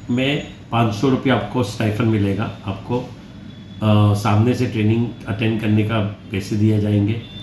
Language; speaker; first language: Hindi; non-native, local second language; Gujarati